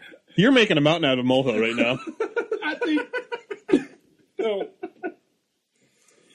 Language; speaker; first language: English; native; English